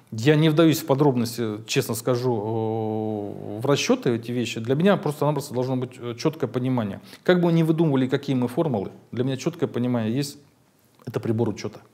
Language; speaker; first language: Russian; native; Russian